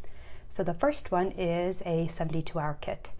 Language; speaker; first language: English; native; English